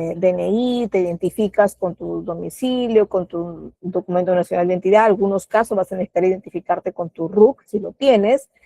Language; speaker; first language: Spanish; native; Spanish